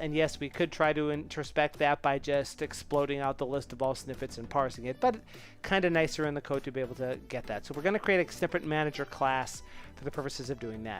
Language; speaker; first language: English; native; English